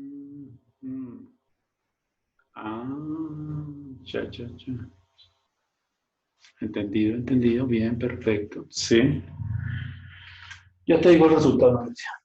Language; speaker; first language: Spanish; native; Spanish